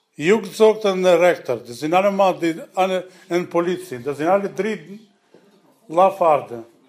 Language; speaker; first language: Dutch; non-native, learner; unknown